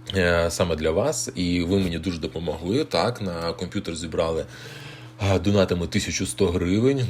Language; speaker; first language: Ukrainian; native; Ukrainian